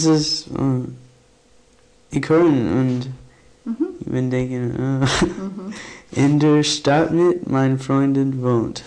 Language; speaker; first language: German; non-native, learner; English